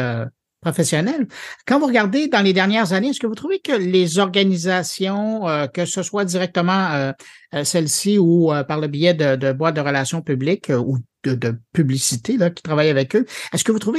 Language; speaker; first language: French; native; French